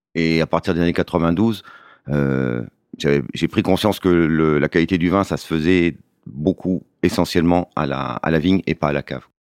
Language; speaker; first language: French; native; French